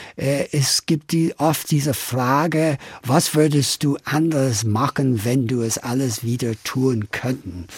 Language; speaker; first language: German; non-native, fluent; English